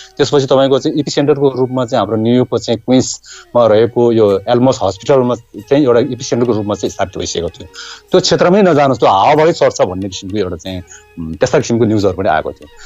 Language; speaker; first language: Nepali; non-native, local second language; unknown